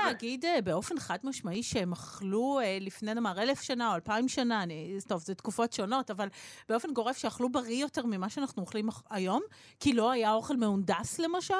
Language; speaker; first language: Hebrew; native; Hebrew